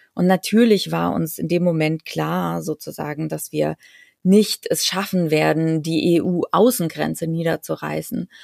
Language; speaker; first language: German; native; German